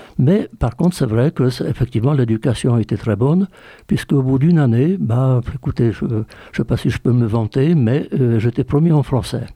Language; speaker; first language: French; early bilingual, other home language; Polish